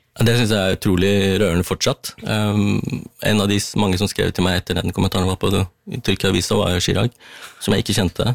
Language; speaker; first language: Norwegian; early bilingual, other home language; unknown